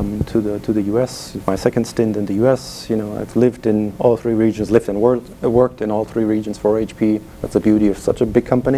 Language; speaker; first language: English; non-native, fluent; German